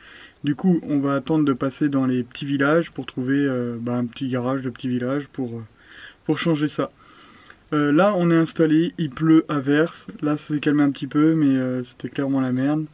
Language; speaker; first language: French; native; French